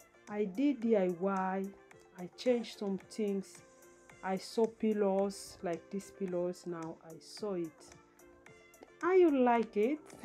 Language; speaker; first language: English; non-native, learner; Lingala